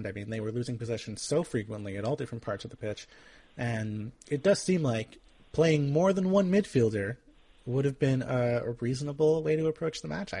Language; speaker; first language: English; native; English